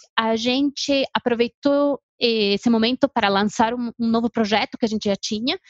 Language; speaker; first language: Portuguese; non-native, fluent; Spanish